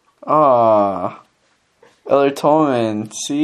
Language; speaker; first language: Spanish; non-native, learner; English